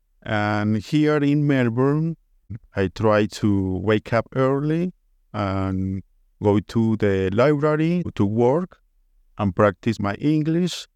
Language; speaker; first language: English; non-native, learner; Spanish